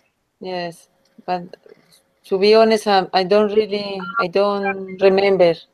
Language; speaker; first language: English; non-native, learner; Spanish